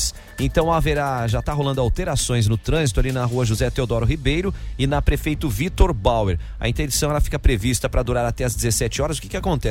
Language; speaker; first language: Portuguese; native; Portuguese